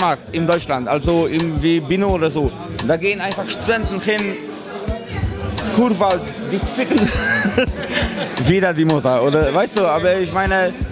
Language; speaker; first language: German; non-native, fluent; Polish